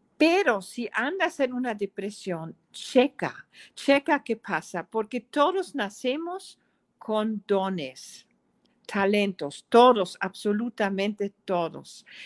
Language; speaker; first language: Spanish; non-native, fluent; German